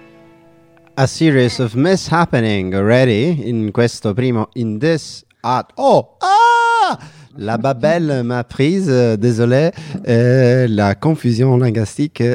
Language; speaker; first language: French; non-native, fluent; Italian